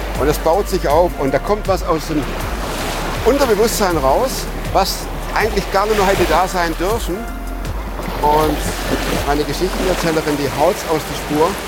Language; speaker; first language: German; native; German